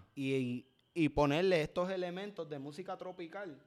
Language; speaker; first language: Spanish; native; Spanish